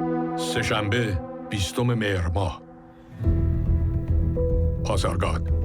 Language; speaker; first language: Persian; native; Persian